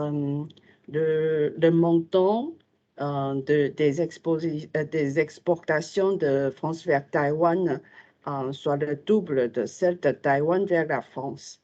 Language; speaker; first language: French; non-native, fluent; Chinese